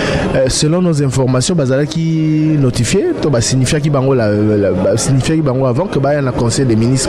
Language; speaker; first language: French; non-native, local second language; Lingala